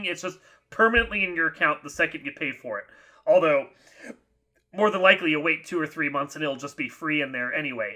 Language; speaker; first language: English; native; English